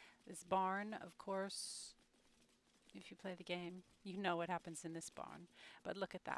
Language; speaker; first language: English; native; English